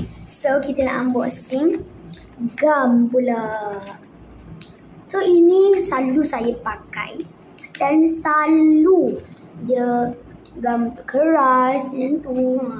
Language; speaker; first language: Malay; native; Malay